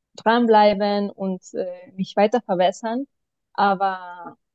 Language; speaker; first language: German; non-native, fluent; Spanish